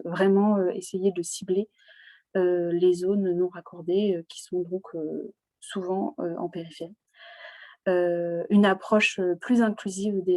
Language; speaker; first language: French; native; French